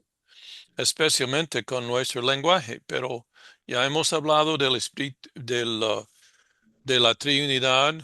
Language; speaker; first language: Spanish; non-native, fluent; English